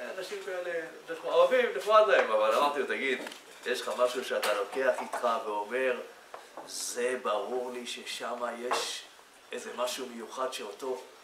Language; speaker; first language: Hebrew; native; Hebrew